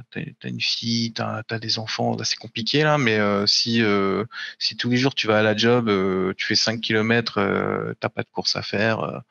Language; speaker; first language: French; native; French